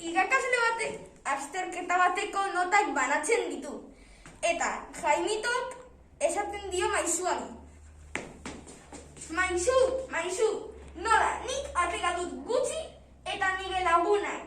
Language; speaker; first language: Basque; non-native, learner; Spanish